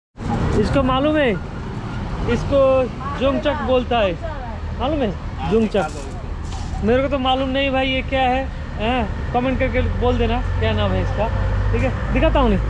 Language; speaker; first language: Hindi; non-native, local second language; Bangla